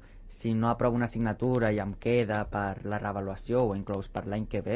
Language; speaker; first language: Catalan; native; Catalan